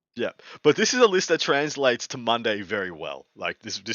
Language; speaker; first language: English; native; English